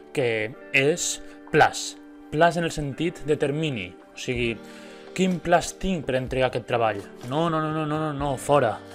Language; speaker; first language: Catalan; native; Catalan